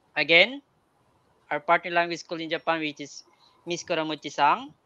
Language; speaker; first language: English; non-native, local second language; Filipino